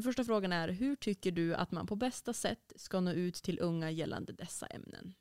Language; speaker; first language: Swedish; native; Swedish